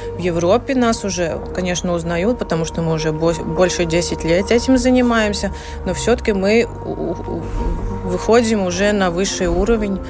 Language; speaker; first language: Russian; non-native, local second language; Latvian